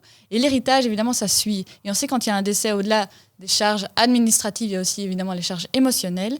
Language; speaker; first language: French; native; French